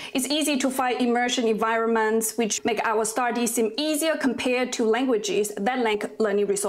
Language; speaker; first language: English; non-native, fluent; Chinese